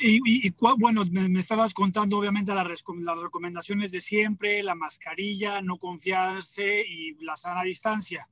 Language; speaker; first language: Spanish; native; Spanish